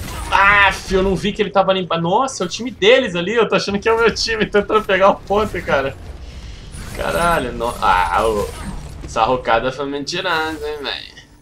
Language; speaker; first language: Portuguese; native; Portuguese